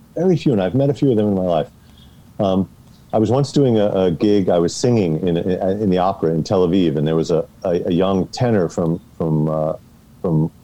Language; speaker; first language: English; native; English